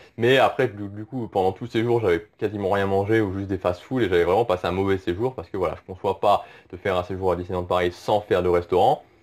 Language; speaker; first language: French; native; French